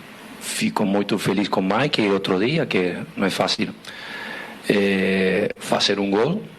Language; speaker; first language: Portuguese; non-native, fluent; Spanish